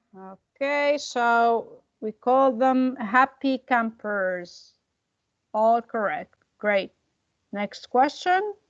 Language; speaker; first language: English; non-native, fluent; Arabic